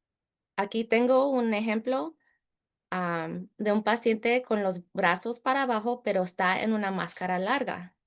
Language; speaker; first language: Spanish; early bilingual, heritage; Spanish